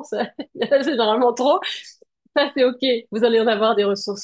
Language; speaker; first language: French; native; French